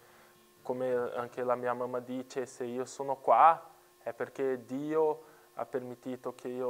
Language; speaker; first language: Italian; non-native, learner; Portuguese